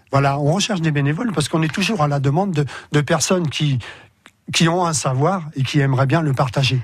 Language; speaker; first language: French; native; French